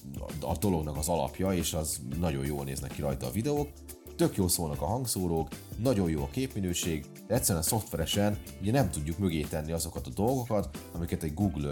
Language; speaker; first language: Hungarian; native; Hungarian